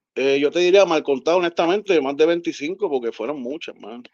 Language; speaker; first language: Spanish; native; Spanish